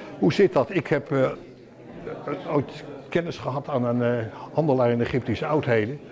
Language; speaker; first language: Dutch; native; Dutch